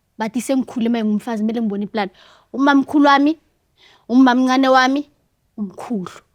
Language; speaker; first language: Zulu; native; Zulu